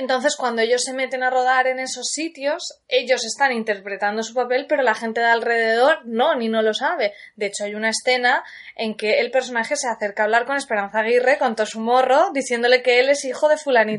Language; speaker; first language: Spanish; native; Spanish